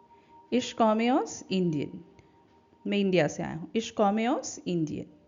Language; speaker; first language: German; non-native, fluent; Hindi